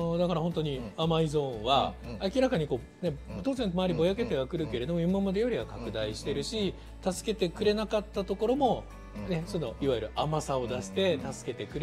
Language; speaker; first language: Japanese; native; Japanese